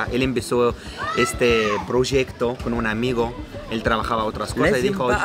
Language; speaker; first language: Spanish; non-native, fluent; Arabic